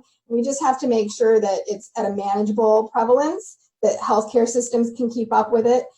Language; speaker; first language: English; native; English